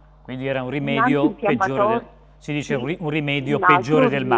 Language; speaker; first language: Italian; native; Italian